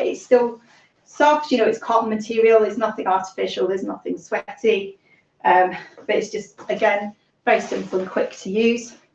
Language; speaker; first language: English; native; English